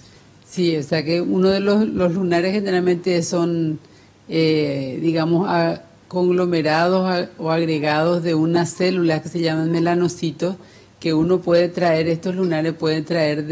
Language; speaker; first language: Spanish; native; Spanish